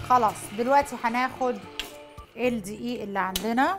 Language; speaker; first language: Arabic; native; Arabic